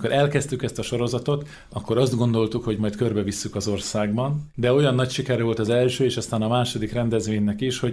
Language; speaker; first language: Hungarian; native; Hungarian